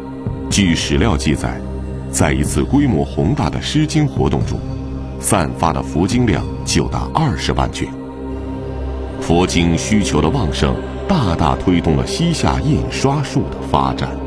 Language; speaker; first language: Chinese; native; Chinese